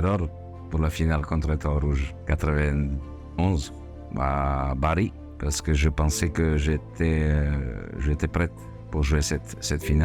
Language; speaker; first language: French; non-native, fluent; Serbian